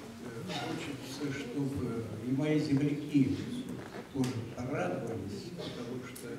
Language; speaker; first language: Russian; native; Russian